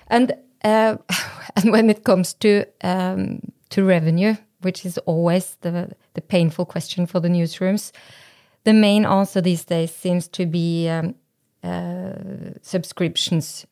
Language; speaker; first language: English; non-native, fluent; Norwegian